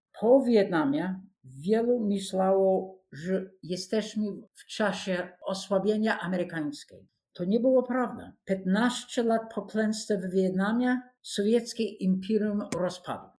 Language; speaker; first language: Polish; non-native, fluent; English